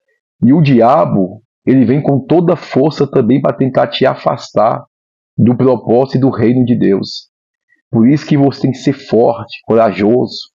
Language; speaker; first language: Portuguese; native; Portuguese